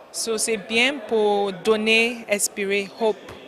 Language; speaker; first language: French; non-native, learner; English